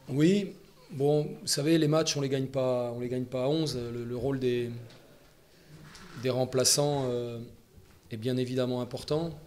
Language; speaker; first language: French; native; French